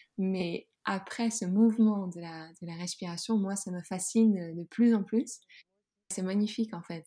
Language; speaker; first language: French; non-native, fluent; Dutch